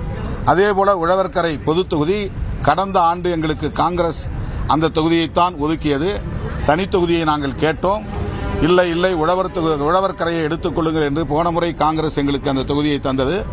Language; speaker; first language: Tamil; native; Tamil